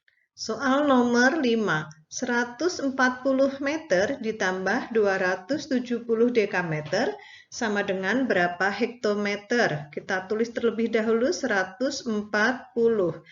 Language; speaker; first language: Indonesian; native; Indonesian